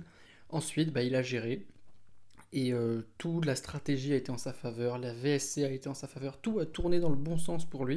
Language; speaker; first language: French; native; French